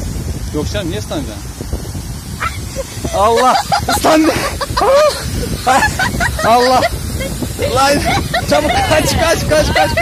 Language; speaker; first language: Turkish; native; Turkish